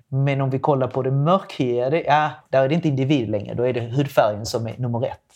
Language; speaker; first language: Swedish; non-native, fluent; Spanish